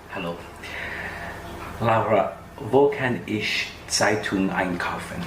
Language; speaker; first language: German; non-native, learner; English